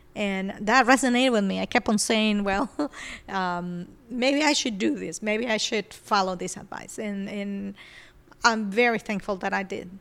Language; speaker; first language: English; non-native, fluent; Spanish